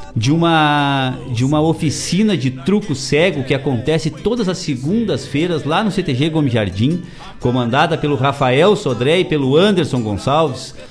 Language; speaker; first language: Portuguese; native; Portuguese